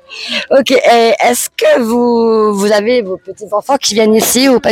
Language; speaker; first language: French; native; French